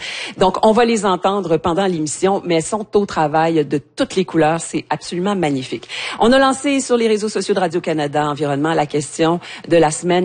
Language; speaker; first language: French; native; French